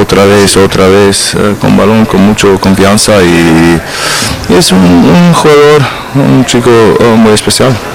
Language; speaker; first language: Spanish; non-native, learner; German